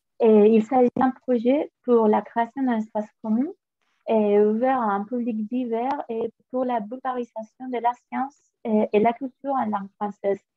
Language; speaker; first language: French; non-native, fluent; Spanish